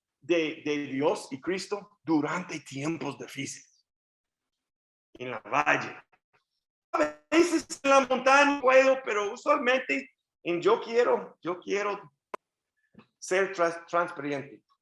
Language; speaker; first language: Spanish; non-native, learner; English